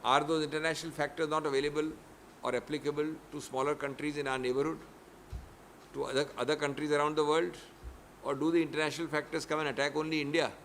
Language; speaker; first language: English; non-native, local second language; Hindi